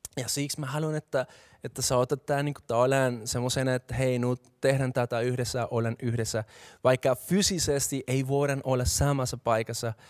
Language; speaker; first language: Finnish; non-native, fluent; Spanish